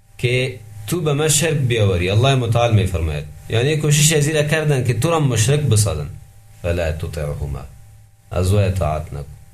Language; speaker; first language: Persian; native; Persian